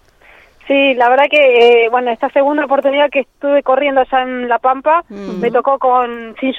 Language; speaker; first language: Spanish; native; Spanish